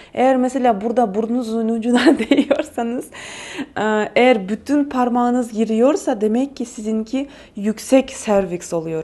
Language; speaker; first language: Turkish; non-native, fluent; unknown